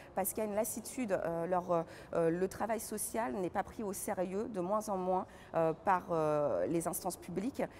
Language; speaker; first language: French; native; French